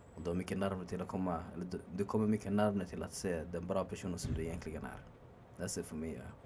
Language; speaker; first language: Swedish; early bilingual, other home language; Arabic